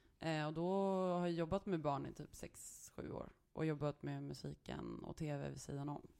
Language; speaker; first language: Swedish; early bilingual, other home language; Serbian